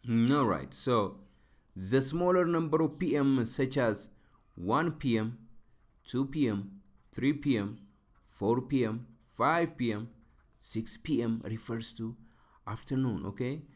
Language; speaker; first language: English; non-native, local second language; Amharic